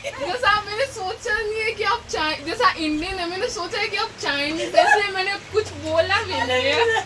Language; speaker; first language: Hindi; early bilingual, other home language; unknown